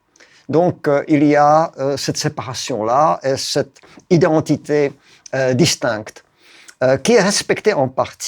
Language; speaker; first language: French; non-native, fluent; Czech